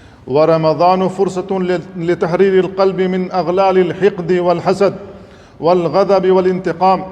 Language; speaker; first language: Arabic; non-native, fluent; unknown